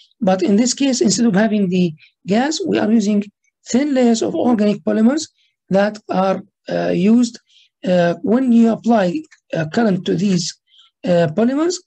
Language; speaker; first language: English; non-native, fluent; Arabic